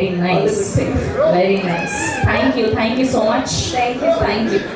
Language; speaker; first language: Telugu; native; Telugu